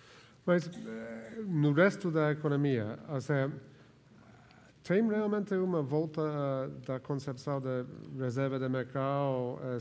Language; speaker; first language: Portuguese; non-native, fluent; Spanish